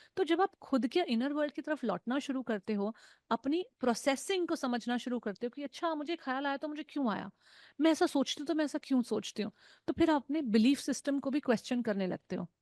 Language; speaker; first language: Hindi; non-native, local second language; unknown